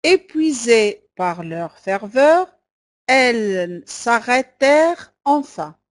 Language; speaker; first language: French; non-native, local second language; Arabic